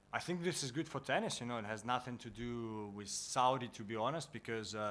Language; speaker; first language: English; non-native, fluent; Russian